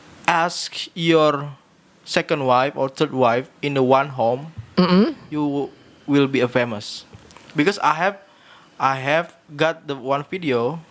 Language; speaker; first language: English; non-native, learner; Indonesian